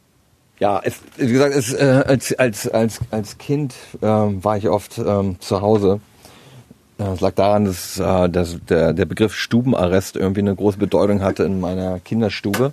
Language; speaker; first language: German; native; German